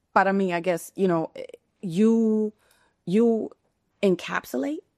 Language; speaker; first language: English; early bilingual, other home language; Spanish